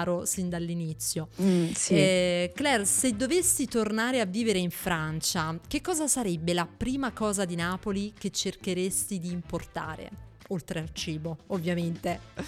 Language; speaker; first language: Italian; native; Italian